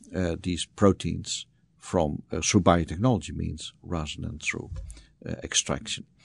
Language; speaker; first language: English; non-native, fluent; Dutch